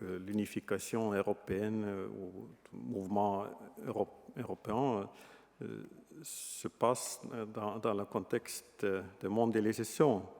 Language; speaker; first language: French; non-native, fluent; Estonian